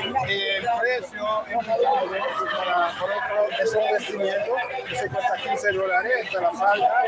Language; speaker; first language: Spanish; non-native, learner; Haitian Creole